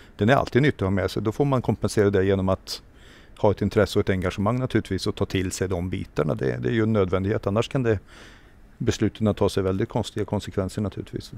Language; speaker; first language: Swedish; native; Swedish